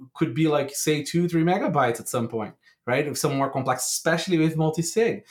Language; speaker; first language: English; non-native, fluent; Portuguese